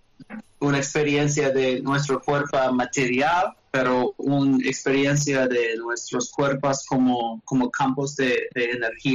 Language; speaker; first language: Spanish; non-native, learner; English